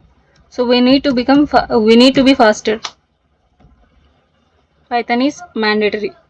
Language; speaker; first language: English; non-native, local second language; Telugu